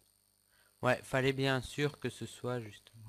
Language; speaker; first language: French; native; French